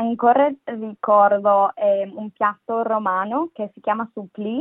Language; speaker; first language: Italian; non-native, fluent; English